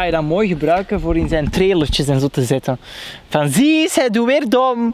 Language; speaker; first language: Dutch; native; Dutch